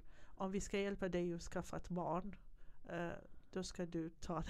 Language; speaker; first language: Swedish; non-native, fluent; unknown